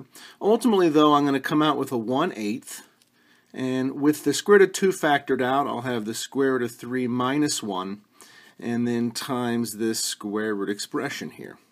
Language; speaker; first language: English; native; English